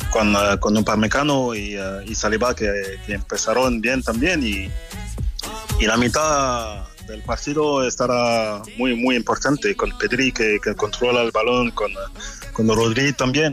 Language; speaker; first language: Spanish; non-native, fluent; French